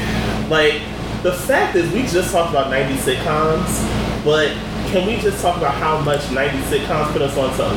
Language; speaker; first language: English; native; English